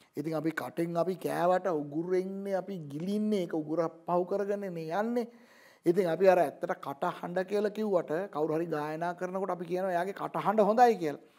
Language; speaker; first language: Sinhala; non-native, local second language; Tamil